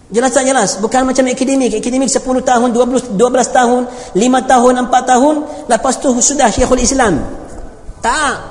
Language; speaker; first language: Malay; non-native, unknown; Arabic